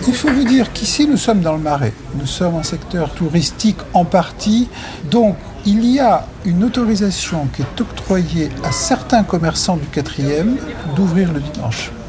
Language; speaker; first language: French; native; French